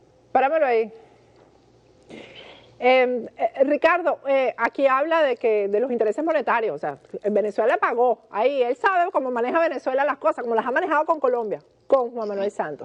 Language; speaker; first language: Spanish; native; Spanish